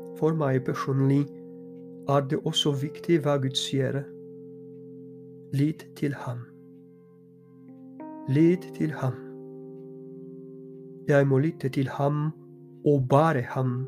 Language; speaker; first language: Norwegian; non-native, fluent; Polish